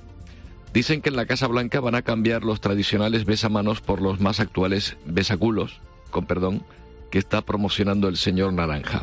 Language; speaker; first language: Spanish; native; Spanish